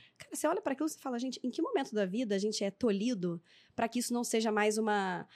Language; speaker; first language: Portuguese; native; Portuguese